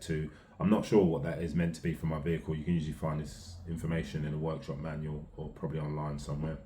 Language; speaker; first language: English; native; English